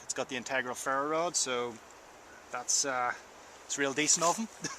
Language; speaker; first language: English; native; English